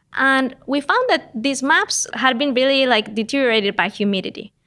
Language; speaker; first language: English; non-native, fluent; Spanish